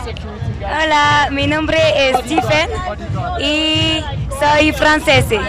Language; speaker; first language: Spanish; non-native, learner; French